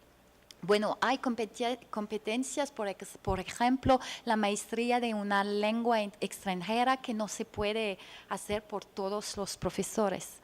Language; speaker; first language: Spanish; non-native, fluent; French